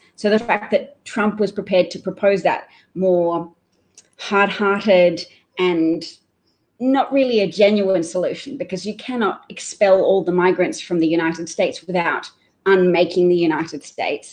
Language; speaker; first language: English; native; English